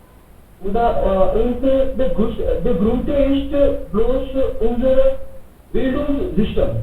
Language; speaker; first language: German; non-native, learner; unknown